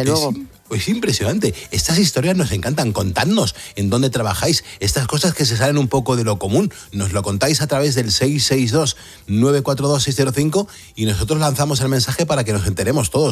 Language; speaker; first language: Spanish; native; Spanish